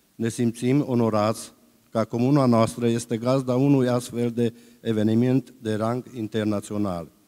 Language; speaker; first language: Romanian; non-native, local second language; Hungarian